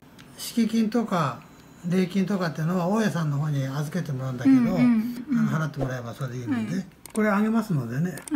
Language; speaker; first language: Japanese; native; Japanese